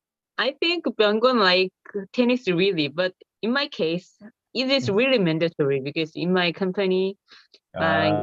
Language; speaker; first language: English; non-native, learner; Korean